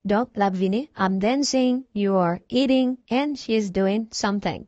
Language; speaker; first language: English; non-native, fluent; Haitian Creole